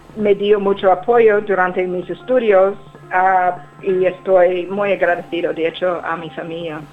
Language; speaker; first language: Spanish; non-native, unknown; English